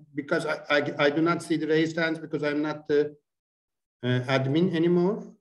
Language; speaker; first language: English; non-native, fluent; Turkish